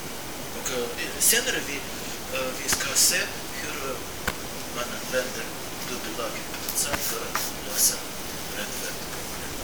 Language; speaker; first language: Swedish; non-native, fluent; Russian